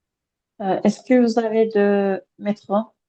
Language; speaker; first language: French; non-native, learner; Azerbaijani